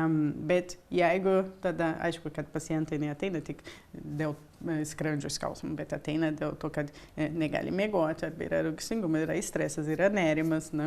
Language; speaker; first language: Lithuanian; early bilingual, heritage; Lithuanian